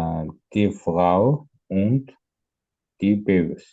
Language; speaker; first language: German; non-native, learner; Azerbaijani